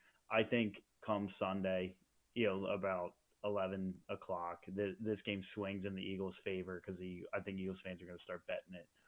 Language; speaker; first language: English; native; English